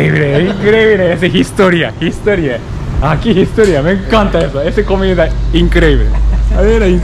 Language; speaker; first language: Spanish; non-native, learner; Japanese